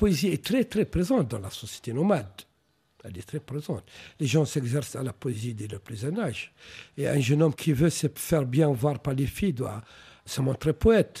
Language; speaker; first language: French; non-native, local second language; Arabic